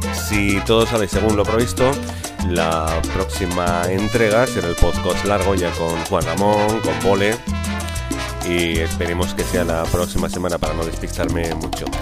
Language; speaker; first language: Spanish; native; Spanish